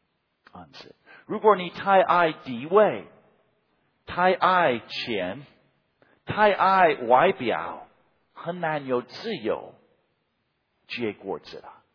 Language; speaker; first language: Chinese; non-native, fluent; English